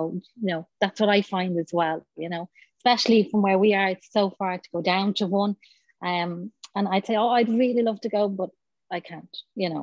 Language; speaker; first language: English; native; English